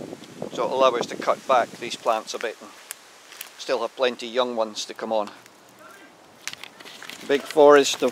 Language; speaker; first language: English; native; English